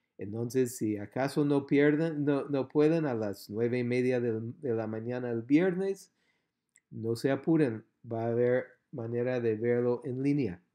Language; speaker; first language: Spanish; non-native, fluent; English